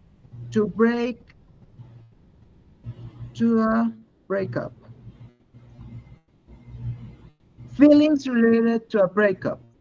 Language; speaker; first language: English; non-native, fluent; Spanish